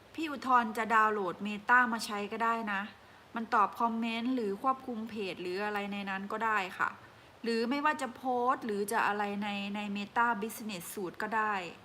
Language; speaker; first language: Thai; native; Thai